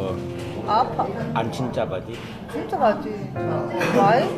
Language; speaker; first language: Korean; non-native, learner; Thai